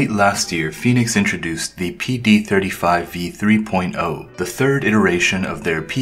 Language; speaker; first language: English; native; English